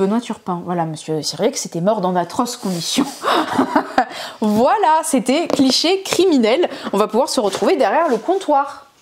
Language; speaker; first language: French; native; French